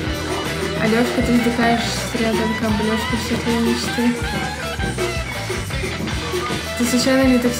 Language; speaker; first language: Russian; native; Russian